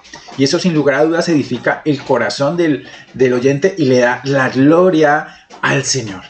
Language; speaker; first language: Spanish; native; Spanish